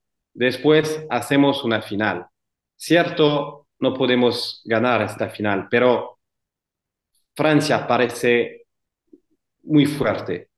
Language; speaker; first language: Spanish; non-native, fluent; French